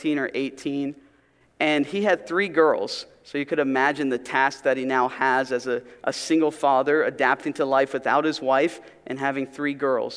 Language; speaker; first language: English; native; English